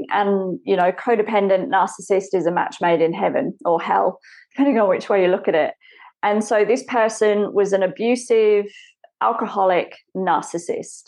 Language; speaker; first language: English; native; English